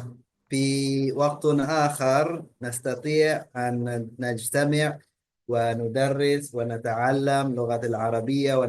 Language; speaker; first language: Arabic; early bilingual, heritage; Indonesian